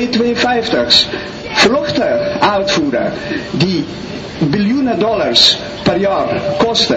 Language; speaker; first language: Dutch; non-native, fluent; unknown